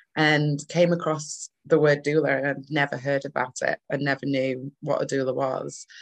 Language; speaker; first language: English; native; English